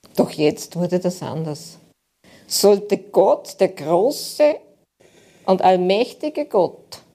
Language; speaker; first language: German; native; German